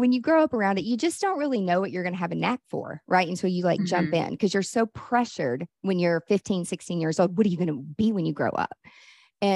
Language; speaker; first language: English; native; English